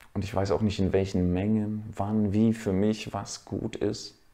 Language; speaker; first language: German; native; German